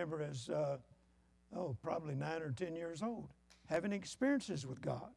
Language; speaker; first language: English; native; English